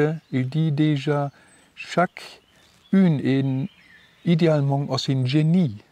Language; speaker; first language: French; non-native, learner; German